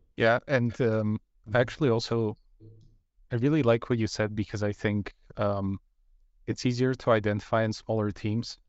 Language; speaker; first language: English; non-native, fluent; Bulgarian